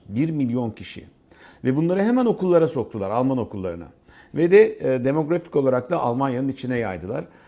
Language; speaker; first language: Turkish; native; Turkish